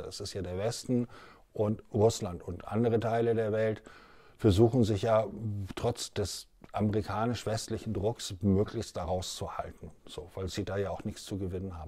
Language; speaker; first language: German; native; German